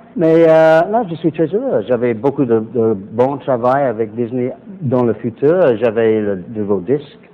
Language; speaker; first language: French; non-native, learner; English